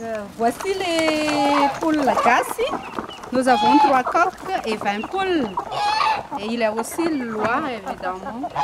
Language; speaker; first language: French; non-native, local second language; Malagasy